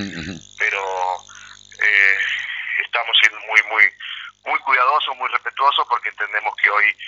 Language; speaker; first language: Spanish; native; Spanish